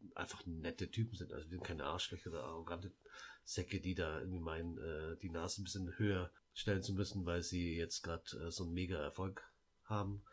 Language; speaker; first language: German; early bilingual, other home language; Lao